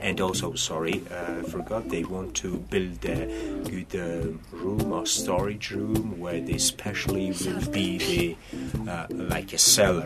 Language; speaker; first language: English; non-native, fluent; Georgian